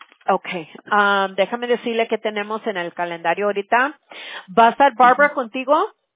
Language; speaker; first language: Spanish; early bilingual, other home language; English